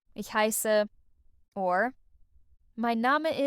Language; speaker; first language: German; non-native, learner; English